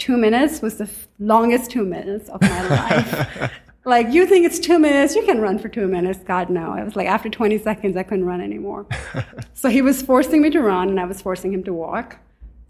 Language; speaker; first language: English; non-native, local second language; Urdu